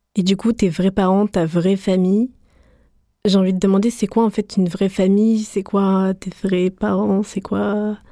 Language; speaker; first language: French; native; French